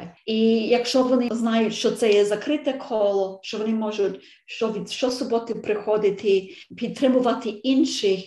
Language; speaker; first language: Ukrainian; early bilingual, heritage; Ukrainian